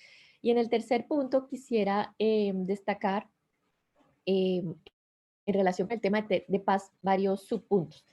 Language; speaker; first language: Spanish; native; Spanish